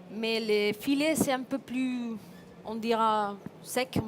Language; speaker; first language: French; non-native, fluent; Spanish